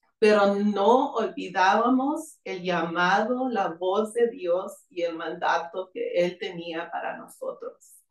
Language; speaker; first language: Spanish; early bilingual, heritage; Spanish